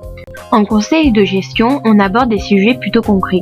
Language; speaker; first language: French; native; French